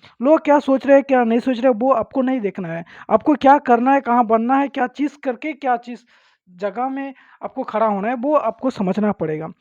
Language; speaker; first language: Hindi; non-native, local second language; Bangla